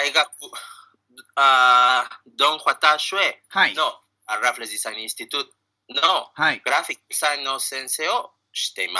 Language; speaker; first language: Japanese; non-native, learner; Spanish